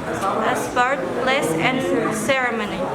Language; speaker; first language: English; non-native, learner; Indonesian